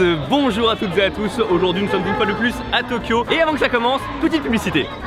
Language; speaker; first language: French; native; French